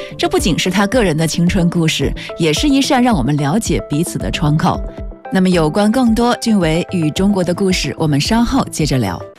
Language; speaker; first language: Chinese; native; Chinese